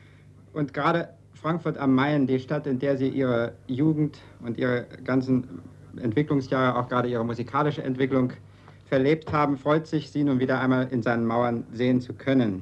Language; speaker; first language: German; native; German